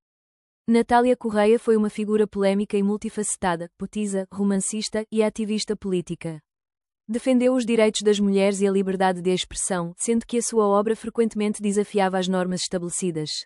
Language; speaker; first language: Portuguese; native; Portuguese